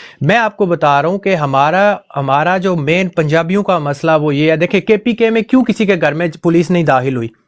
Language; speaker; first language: Urdu; non-native, local second language; Punjabi